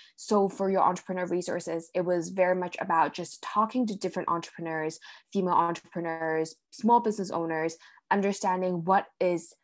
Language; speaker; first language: English; early bilingual, other home language; Cantonese